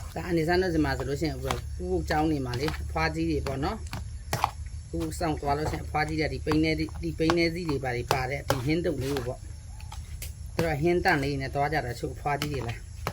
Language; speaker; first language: Burmese; non-native, local second language; Shan